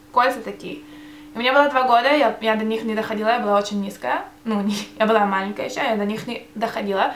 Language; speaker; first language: Russian; early bilingual, heritage; Russian